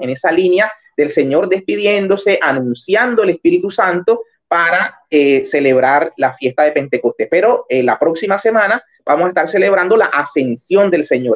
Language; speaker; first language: Spanish; native; Spanish